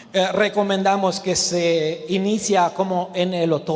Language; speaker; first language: Spanish; non-native, learner; Romanian